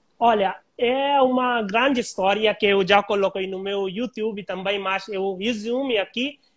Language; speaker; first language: Portuguese; non-native, learner; Hindi